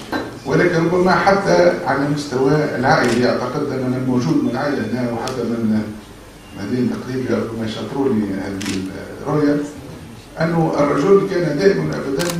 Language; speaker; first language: Arabic; native; Arabic